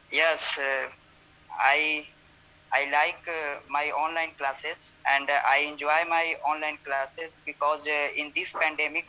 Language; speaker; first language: English; non-native, learner; Hindi